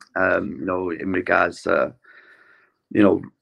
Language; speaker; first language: English; native; English